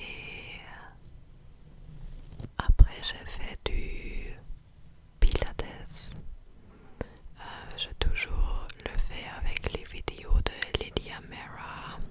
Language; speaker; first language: French; non-native, fluent; English